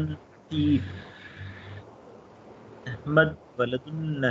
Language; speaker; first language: Arabic; non-native, learner; Urdu